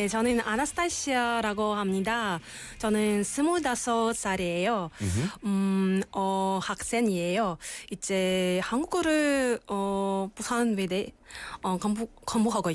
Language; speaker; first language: Korean; non-native, learner; Russian